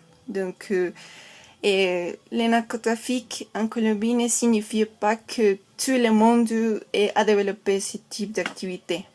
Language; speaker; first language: French; non-native, learner; Spanish